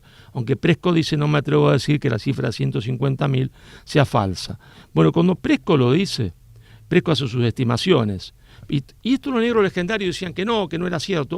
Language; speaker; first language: Spanish; native; Spanish